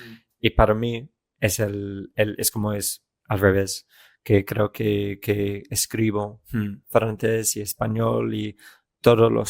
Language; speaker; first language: Spanish; non-native, fluent; English